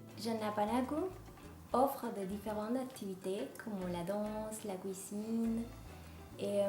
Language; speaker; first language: French; non-native, fluent; Spanish